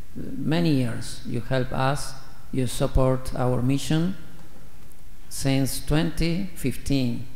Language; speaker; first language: English; non-native, learner; Spanish